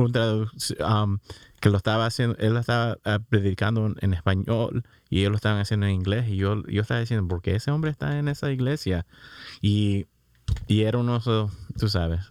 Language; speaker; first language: Spanish; early bilingual, heritage; Spanish